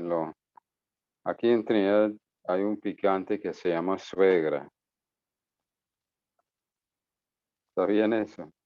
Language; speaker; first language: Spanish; non-native, fluent; English